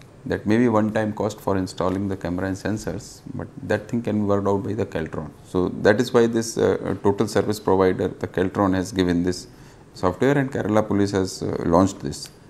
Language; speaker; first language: English; non-native, local second language; Hindi